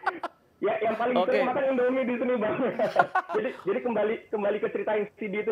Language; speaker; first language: Indonesian; native; Indonesian